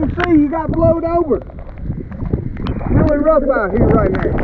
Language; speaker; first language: English; native; English